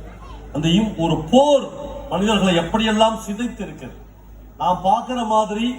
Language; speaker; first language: Tamil; native; Tamil